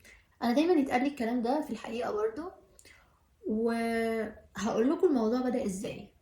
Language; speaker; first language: Arabic; native; Arabic